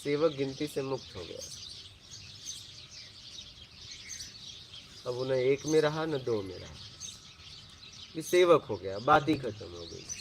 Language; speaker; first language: Hindi; native; Hindi